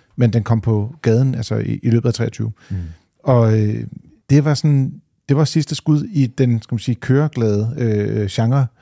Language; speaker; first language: Danish; native; Danish